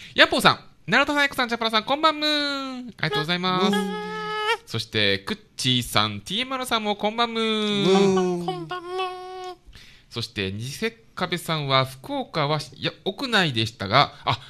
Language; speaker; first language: Japanese; native; Japanese